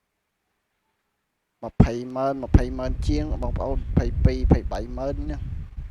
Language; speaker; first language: Khmer; native; Khmer